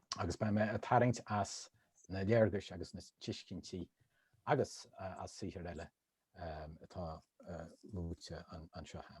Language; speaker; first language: Irish; native; Irish